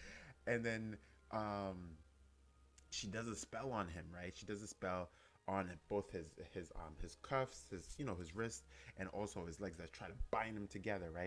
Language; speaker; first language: English; native; English